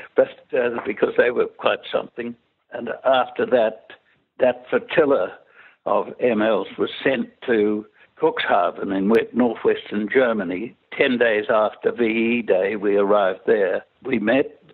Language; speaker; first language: English; native; English